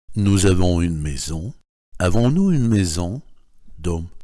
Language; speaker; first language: French; non-native, fluent; Russian